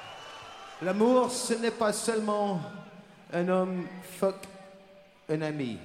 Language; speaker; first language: French; non-native, learner; English